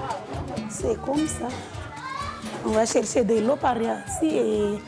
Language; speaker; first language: French; non-native, learner; Malagasy